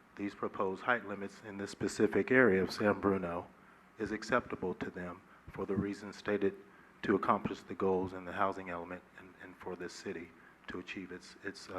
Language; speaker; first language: English; native; English